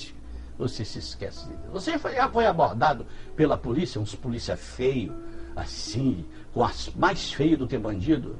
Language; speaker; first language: Portuguese; native; Portuguese